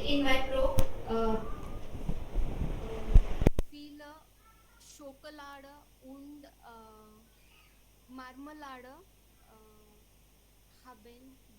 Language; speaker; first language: German; non-native, learner; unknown